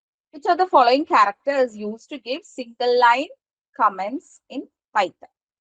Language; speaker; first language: English; non-native, local second language; Malayalam